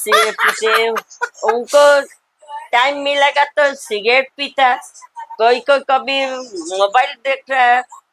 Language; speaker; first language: Hindi; non-native, local second language; Bangla